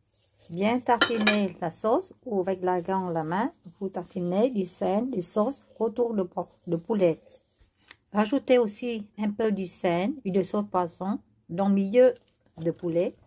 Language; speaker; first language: French; non-native, learner; Vietnamese